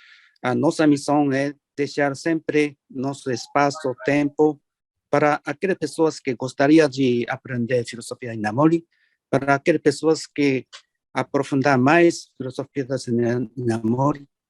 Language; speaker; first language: Portuguese; non-native, learner; Japanese